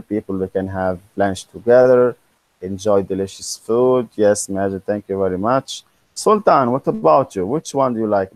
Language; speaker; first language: English; non-native, fluent; Arabic